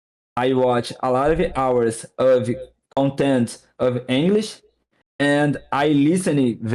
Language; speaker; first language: English; non-native, learner; Portuguese